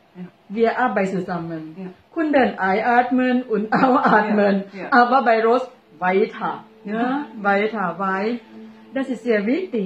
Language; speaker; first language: German; non-native, learner; Thai